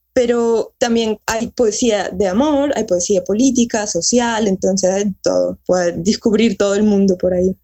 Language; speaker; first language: Spanish; early bilingual, heritage; Spanish